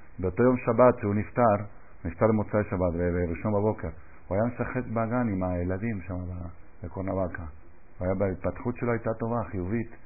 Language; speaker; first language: Hebrew; non-native, fluent; Spanish